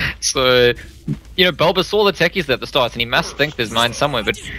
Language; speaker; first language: English; native; English